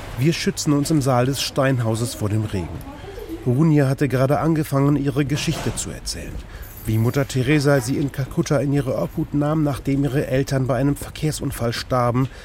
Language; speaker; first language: German; native; German